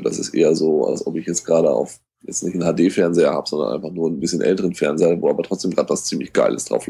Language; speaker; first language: German; native; German